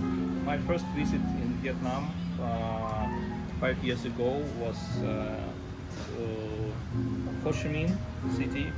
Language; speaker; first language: English; non-native, learner; Russian